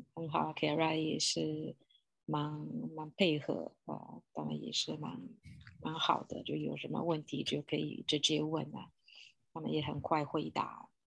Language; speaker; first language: Chinese; non-native, fluent; Italian